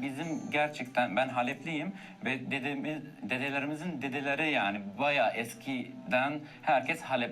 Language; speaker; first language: Turkish; non-native, fluent; Arabic